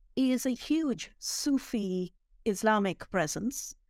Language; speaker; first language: English; non-native, local second language; Bangla